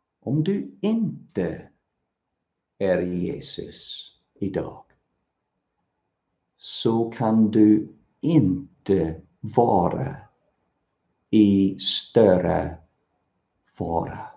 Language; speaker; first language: Swedish; non-native, fluent; English